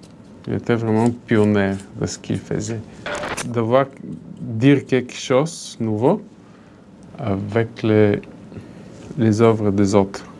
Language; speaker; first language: French; non-native, fluent; Bulgarian